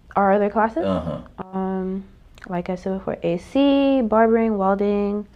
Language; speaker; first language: English; native; English